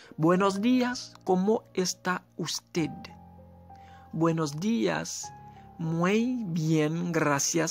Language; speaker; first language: Spanish; non-native, local second language; Haitian Creole